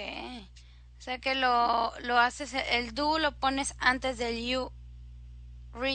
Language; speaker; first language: Spanish; native; Spanish